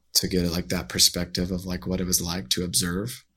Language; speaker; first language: English; native; English